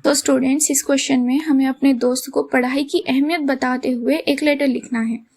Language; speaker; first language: Hindi; non-native, local second language; Telugu